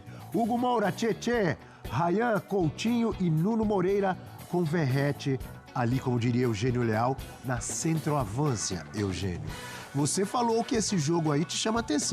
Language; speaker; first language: Portuguese; native; Portuguese